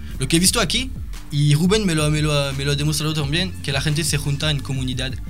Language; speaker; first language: Spanish; non-native, fluent; French